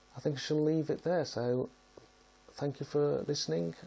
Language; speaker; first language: English; native; English